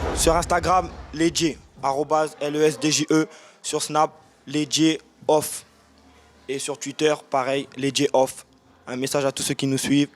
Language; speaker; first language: French; native; French